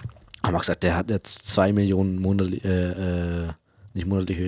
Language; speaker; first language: German; native; German